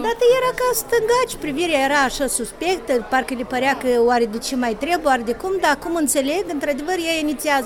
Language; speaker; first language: Romanian; native; Romanian